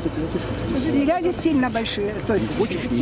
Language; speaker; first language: Russian; native; Russian